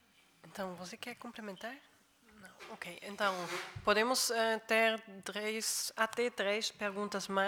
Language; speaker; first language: Portuguese; non-native, fluent; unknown